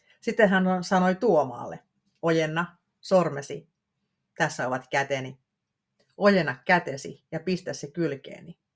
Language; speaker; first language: Finnish; native; Finnish